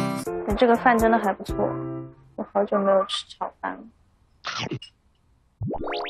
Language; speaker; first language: Chinese; native; Chinese